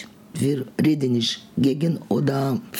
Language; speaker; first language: German; non-native, learner; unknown